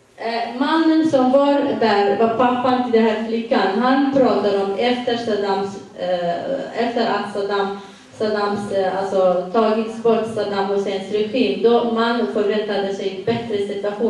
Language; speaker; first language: Swedish; non-native, fluent; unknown